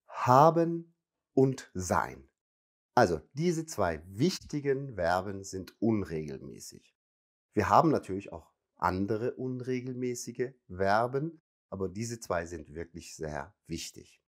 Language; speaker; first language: German; non-native, fluent; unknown